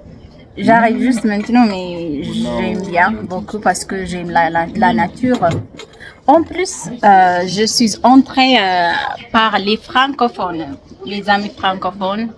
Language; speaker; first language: French; non-native, learner; Amharic